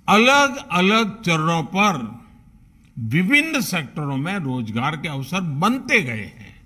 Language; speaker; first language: Hindi; non-native, local second language; Gujarati